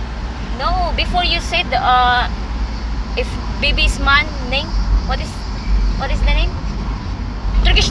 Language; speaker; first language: English; non-native, local second language; Filipino